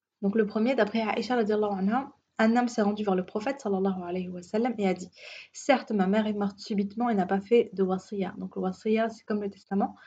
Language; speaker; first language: French; native; French